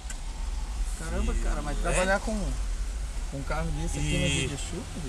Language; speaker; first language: Portuguese; native; Portuguese